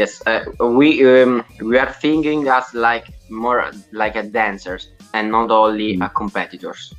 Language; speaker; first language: English; non-native, learner; Italian